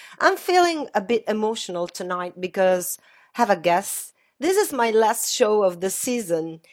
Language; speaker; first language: English; non-native, fluent; Italian